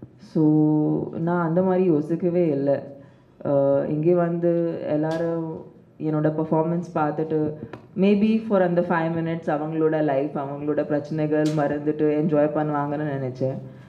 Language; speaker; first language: Tamil; non-native, fluent; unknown